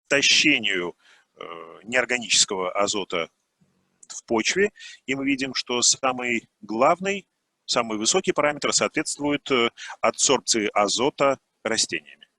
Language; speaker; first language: Russian; native; Russian